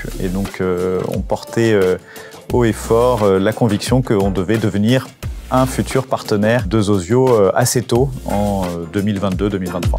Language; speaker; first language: French; native; French